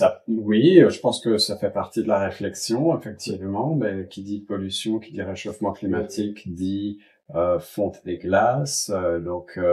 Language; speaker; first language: French; native; French